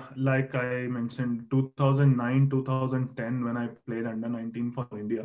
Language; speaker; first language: English; non-native, local second language; Marathi